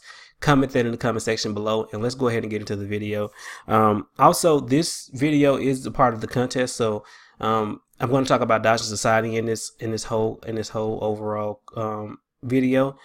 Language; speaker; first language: English; native; English